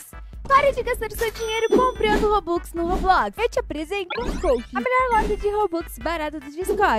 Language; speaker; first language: Portuguese; native; Portuguese